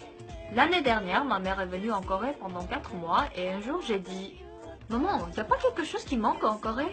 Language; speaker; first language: French; non-native, fluent; Korean